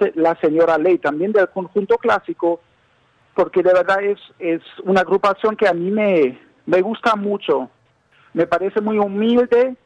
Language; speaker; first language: Spanish; non-native, fluent; German